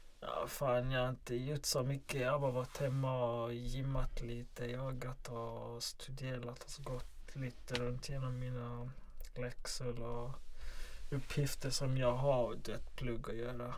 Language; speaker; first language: Swedish; non-native, local second language; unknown